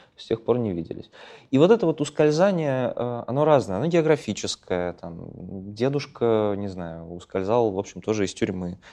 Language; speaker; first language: Russian; native; Russian